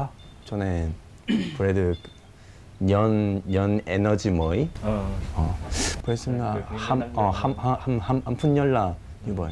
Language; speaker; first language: Vietnamese; non-native, learner; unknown